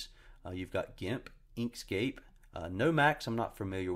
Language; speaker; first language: English; native; English